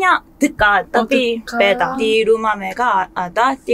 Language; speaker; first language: Indonesian; non-native, fluent; Korean